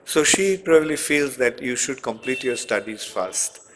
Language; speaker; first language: English; non-native, local second language; Bangla